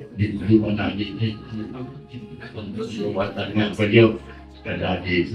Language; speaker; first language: Indonesian; non-native, learner; Thai